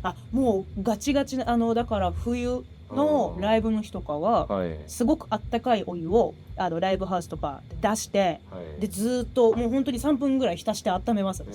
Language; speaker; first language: Japanese; native; Japanese